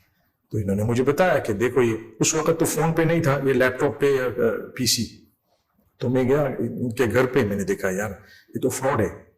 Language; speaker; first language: Hindi; non-native, fluent; English